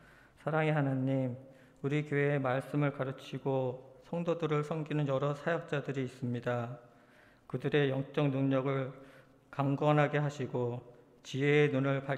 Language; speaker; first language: Korean; native; Korean